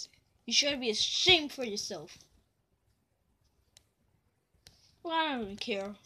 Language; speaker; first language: English; native; English